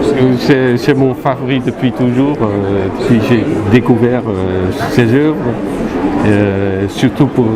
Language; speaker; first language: French; non-native, fluent; Dutch